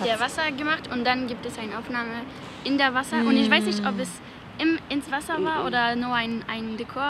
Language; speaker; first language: German; non-native, learner; French